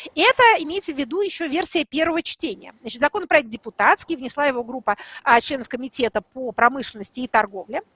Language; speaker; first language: Russian; native; Russian